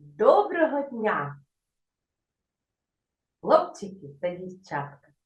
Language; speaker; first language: Ukrainian; native; Ukrainian